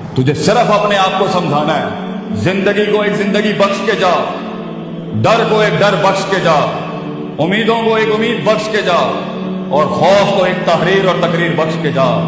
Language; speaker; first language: Urdu; non-native, local second language; Punjabi